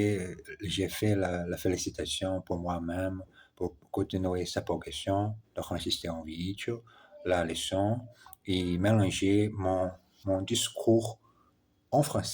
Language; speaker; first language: French; non-native, learner; Portuguese